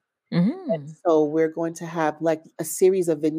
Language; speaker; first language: English; native; English